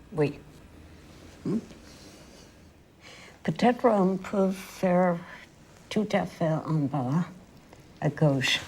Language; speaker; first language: French; non-native, fluent; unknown